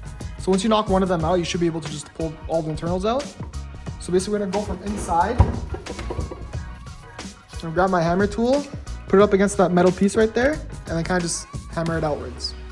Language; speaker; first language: English; native; English